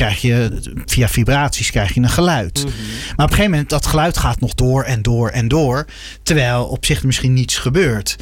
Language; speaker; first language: Dutch; native; Dutch